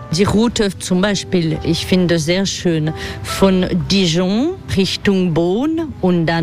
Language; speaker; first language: German; non-native, fluent; French